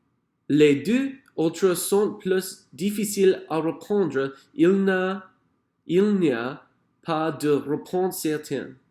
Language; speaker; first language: French; non-native, learner; English